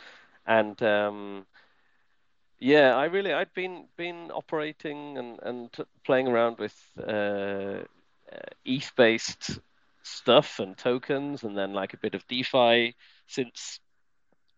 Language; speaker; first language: English; native; English